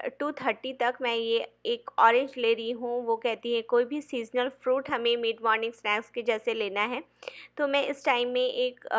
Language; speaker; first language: Hindi; non-native, local second language; Bangla